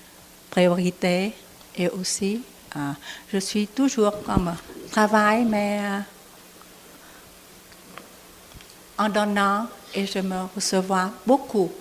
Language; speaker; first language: French; non-native, learner; Vietnamese